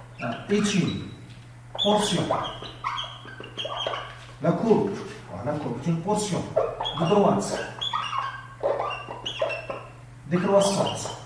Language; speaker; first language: French; non-native, local second language; Arabic